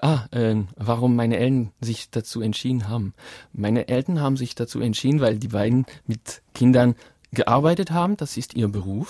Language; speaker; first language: German; non-native, fluent; French